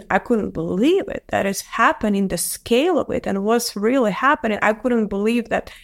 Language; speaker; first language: English; non-native, fluent; Ukrainian